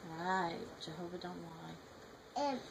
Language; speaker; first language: English; native; English